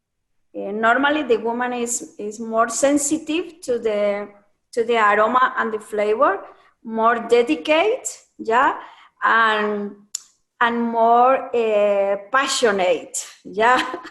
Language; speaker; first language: English; non-native, learner; Spanish